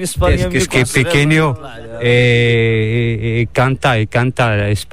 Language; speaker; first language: Spanish; non-native, learner; Arabic